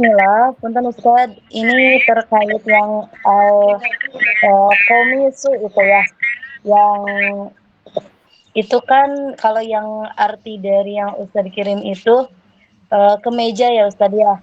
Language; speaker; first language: Indonesian; native; Indonesian